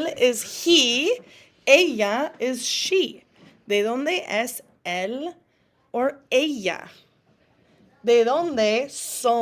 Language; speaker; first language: Spanish; non-native, fluent; English